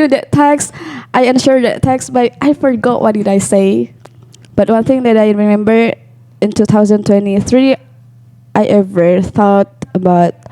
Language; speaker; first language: English; non-native, learner; Indonesian